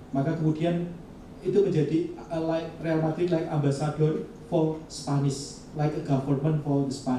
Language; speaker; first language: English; non-native, learner; Indonesian